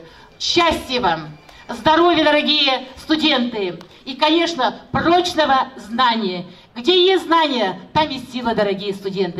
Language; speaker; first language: Russian; non-native, local second language; Kazakh